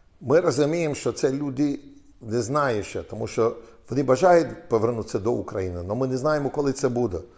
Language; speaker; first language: Ukrainian; non-native, fluent; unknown